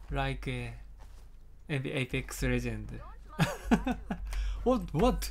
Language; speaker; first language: English; non-native, learner; Japanese